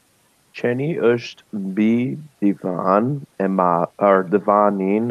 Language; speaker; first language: Albanian; non-native, learner; English